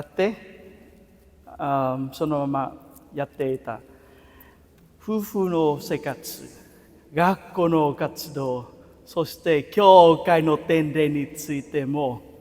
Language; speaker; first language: Japanese; non-native, fluent; Vietnamese